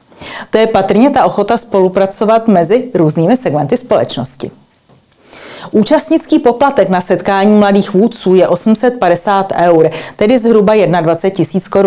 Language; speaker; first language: Czech; native; Czech